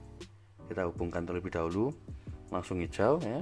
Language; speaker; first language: Indonesian; native; Indonesian